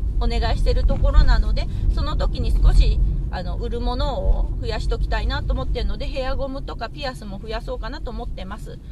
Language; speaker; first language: Japanese; native; Japanese